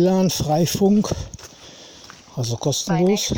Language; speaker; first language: German; native; German